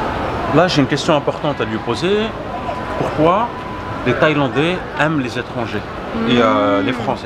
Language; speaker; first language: French; native; French